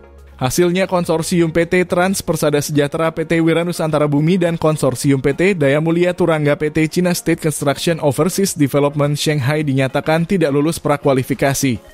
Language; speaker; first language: Indonesian; native; Indonesian